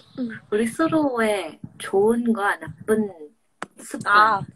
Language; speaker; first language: Korean; non-native, fluent; English